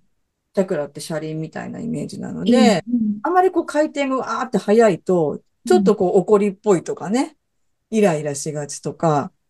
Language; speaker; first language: Japanese; native; Japanese